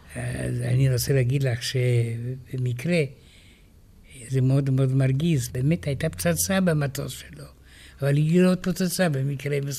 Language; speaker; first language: Hebrew; non-native, fluent; Romanian